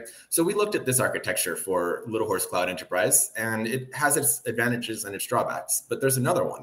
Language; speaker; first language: English; native; English